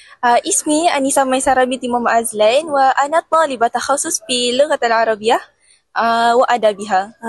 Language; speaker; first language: Arabic; non-native, learner; Malay